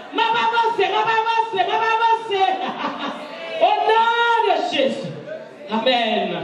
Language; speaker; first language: French; non-native, local second language; Haitian Creole